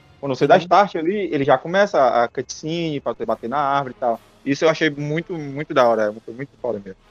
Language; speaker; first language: Portuguese; native; Portuguese